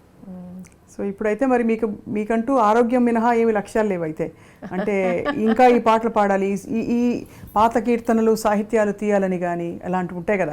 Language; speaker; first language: Telugu; native; Telugu